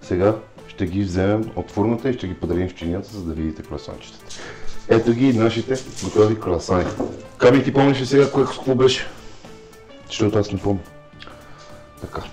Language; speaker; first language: Bulgarian; native; Bulgarian